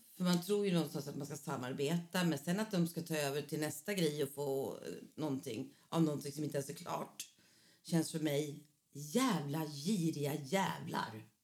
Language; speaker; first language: Swedish; native; Swedish